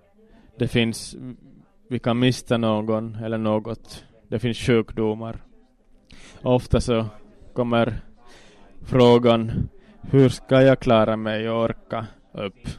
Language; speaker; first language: Swedish; non-native, local second language; Finnish